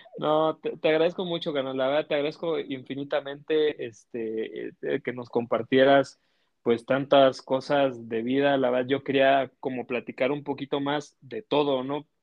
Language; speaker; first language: Spanish; native; Spanish